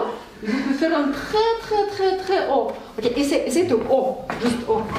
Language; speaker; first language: French; non-native, learner; Russian